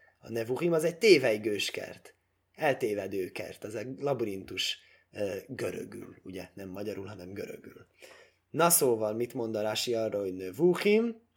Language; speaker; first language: Hungarian; early bilingual, heritage; Hungarian